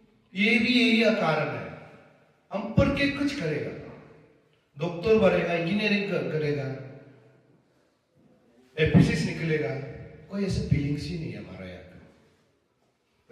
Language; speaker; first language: Hindi; non-native, local second language; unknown